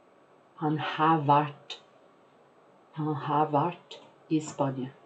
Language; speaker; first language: Norwegian; non-native, fluent; Portuguese